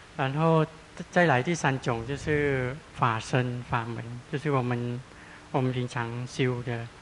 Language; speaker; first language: Chinese; non-native, fluent; Thai